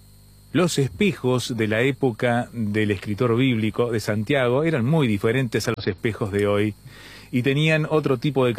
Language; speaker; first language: Spanish; native; Spanish